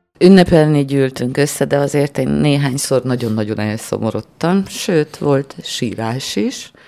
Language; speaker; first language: Hungarian; native; Hungarian